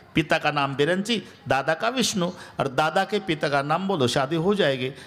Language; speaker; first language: Hindi; non-native, local second language; Marathi